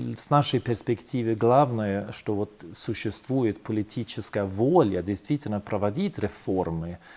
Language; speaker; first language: Russian; non-native, fluent; Swedish